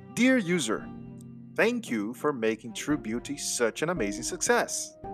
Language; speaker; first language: English; non-native, fluent; Portuguese